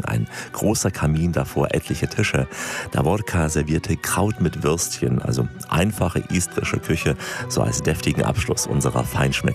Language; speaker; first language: German; native; German